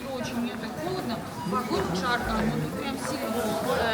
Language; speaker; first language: Russian; native; Russian